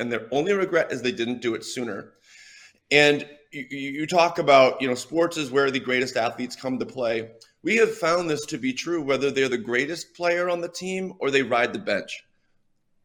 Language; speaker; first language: English; native; English